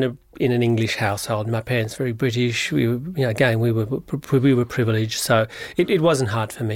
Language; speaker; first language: English; native; English